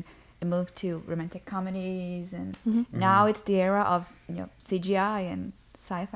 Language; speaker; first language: English; non-native, fluent; Portuguese